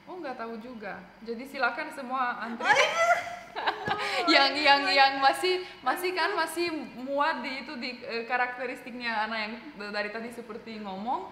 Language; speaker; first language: Indonesian; non-native, fluent; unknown